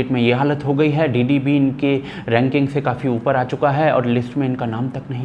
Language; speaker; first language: Hindi; native; Hindi